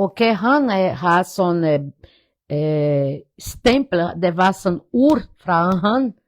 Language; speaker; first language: Norwegian; non-native, fluent; Portuguese